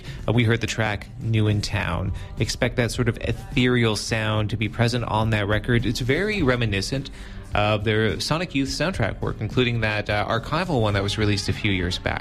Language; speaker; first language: English; native; English